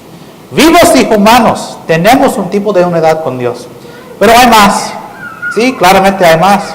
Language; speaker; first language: Spanish; non-native, learner; English